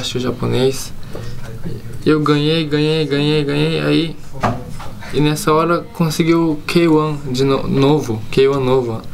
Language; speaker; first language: Portuguese; early bilingual, heritage; Portuguese